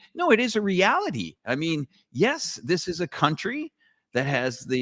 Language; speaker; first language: English; native; English